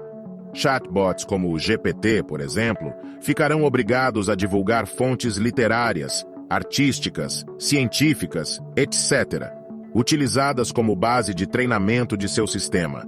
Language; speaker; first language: Portuguese; native; Portuguese